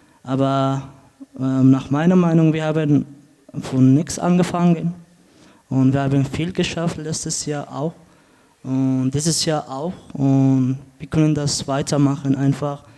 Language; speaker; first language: German; non-native, learner; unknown